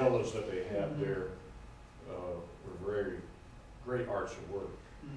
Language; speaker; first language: English; native; English